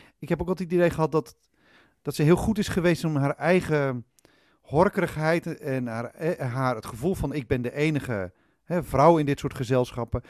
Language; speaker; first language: Dutch; native; Dutch